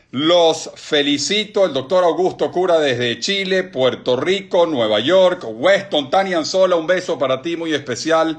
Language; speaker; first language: Spanish; native; Spanish